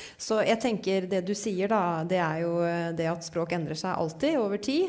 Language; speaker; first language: Norwegian; native; Norwegian